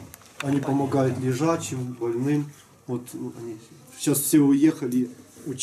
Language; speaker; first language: Russian; native; Russian